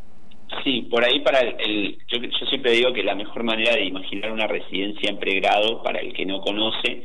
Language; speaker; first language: Spanish; native; Spanish